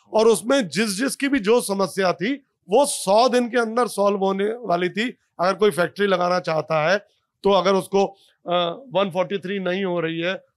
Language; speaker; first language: Hindi; native; Hindi